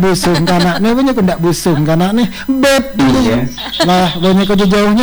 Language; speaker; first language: Indonesian; non-native, local second language; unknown